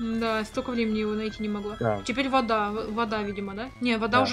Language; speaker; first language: Russian; native; Russian